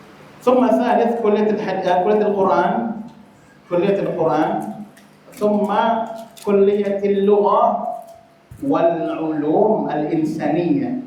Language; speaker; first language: Arabic; non-native, fluent; Indonesian